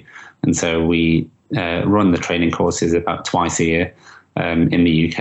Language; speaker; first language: English; native; English